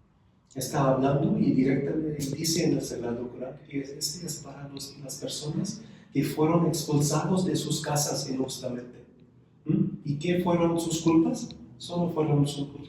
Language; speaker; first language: Spanish; non-native, fluent; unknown